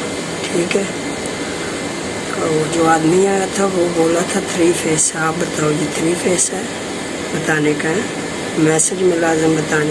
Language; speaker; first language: Hindi; non-native, local second language; Punjabi